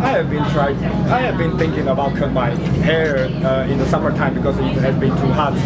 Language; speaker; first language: English; non-native, fluent; Chinese